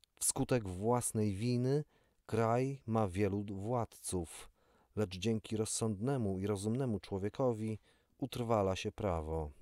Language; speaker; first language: Polish; native; Polish